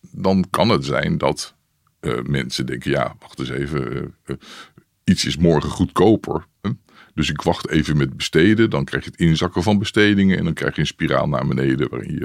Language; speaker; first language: Dutch; native; Dutch